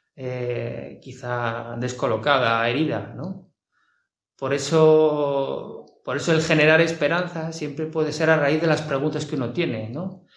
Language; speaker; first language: Spanish; native; Spanish